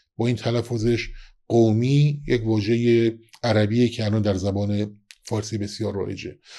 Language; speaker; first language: Persian; non-native, local second language; Kurdish